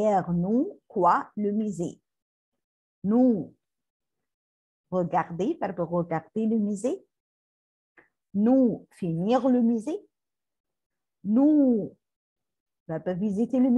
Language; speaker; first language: French; non-native, learner; Arabic